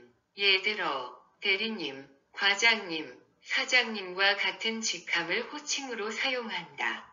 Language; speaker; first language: Korean; non-native, learner; Vietnamese